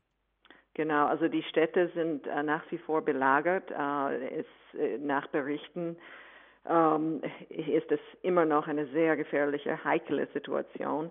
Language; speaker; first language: German; non-native, fluent; English